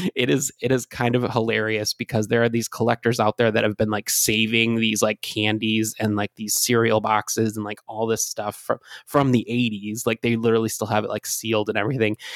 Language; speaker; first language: English; native; English